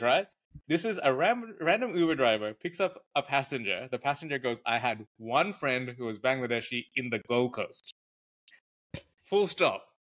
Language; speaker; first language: English; native; English